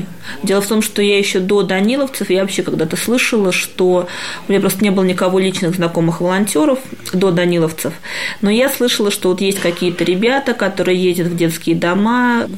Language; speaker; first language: Russian; native; Russian